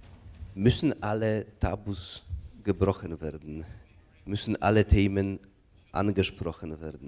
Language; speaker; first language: German; non-native, fluent; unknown